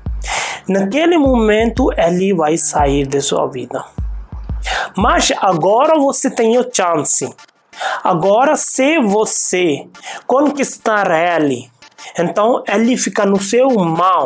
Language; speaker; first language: Portuguese; non-native, fluent; Hindi